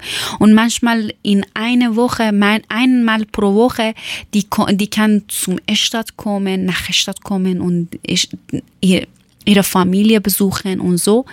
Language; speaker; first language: German; non-native, fluent; Persian